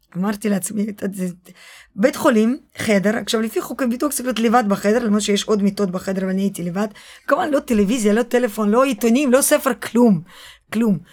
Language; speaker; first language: Hebrew; early bilingual, other home language; Russian